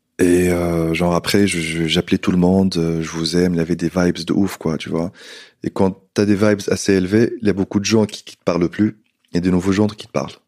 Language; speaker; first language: French; non-native, local second language; Arabic